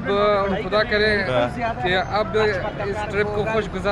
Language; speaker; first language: Hindi; non-native, fluent; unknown